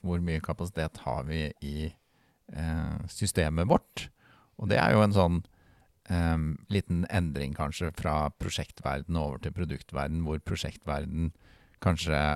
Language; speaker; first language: Norwegian; native; Norwegian